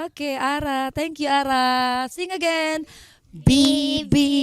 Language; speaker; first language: English; non-native, learner; Indonesian